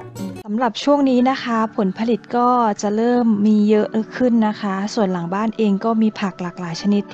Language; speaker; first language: Thai; native; Thai